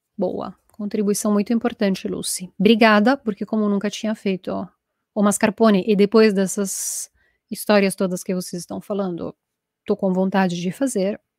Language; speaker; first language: Portuguese; non-native, fluent; Italian